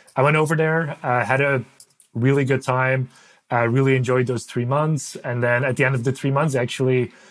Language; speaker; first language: English; non-native, fluent; Dutch